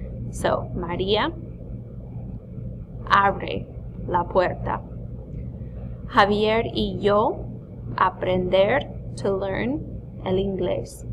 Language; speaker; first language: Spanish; non-native, fluent; English